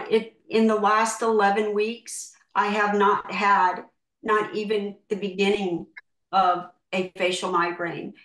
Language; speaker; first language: English; native; English